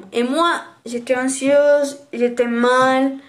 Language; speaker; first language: French; non-native, fluent; Spanish